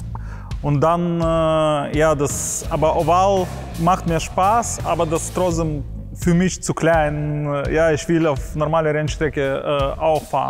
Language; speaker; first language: German; non-native, learner; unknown